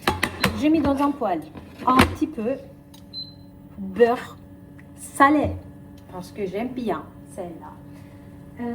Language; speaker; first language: French; non-native, learner; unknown